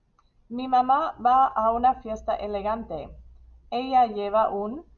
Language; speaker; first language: Spanish; non-native, fluent; English